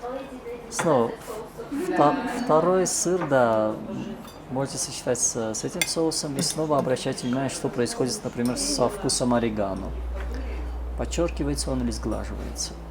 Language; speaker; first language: Russian; native; Russian